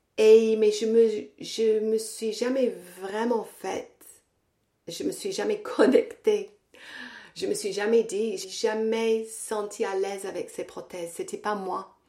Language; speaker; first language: French; non-native, fluent; English